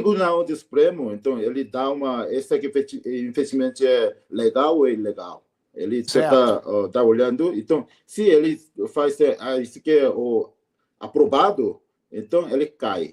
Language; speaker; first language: Portuguese; non-native, learner; Korean